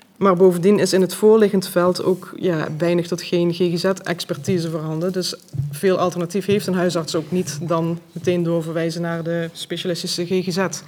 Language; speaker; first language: Dutch; native; Dutch